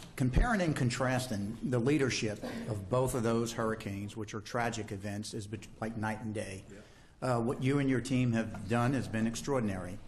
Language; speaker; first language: English; native; English